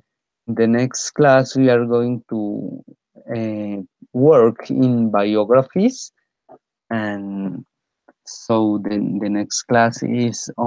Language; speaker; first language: English; non-native, fluent; Spanish